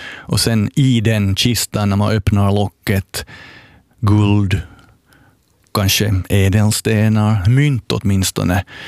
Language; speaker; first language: Swedish; native; Swedish